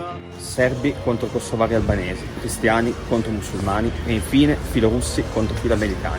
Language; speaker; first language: Italian; native; Italian